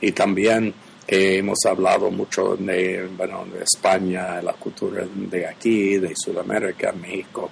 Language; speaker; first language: Spanish; non-native, fluent; English